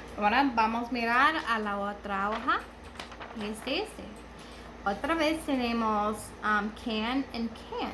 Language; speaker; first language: Spanish; non-native, learner; English